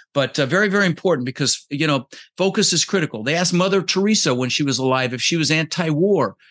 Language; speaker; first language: English; early bilingual, other home language; Dutch